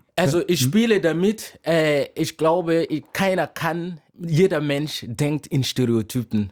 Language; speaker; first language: German; non-native, fluent; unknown